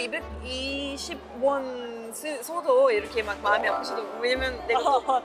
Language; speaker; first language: Korean; non-native, fluent; Russian